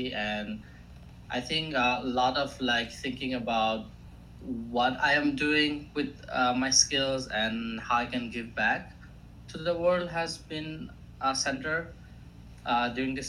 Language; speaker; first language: English; non-native, local second language; Assamese